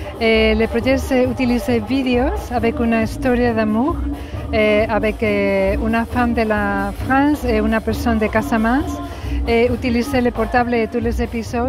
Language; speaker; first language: French; non-native, learner; Spanish